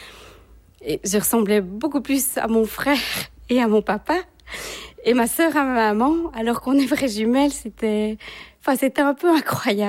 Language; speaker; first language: French; native; French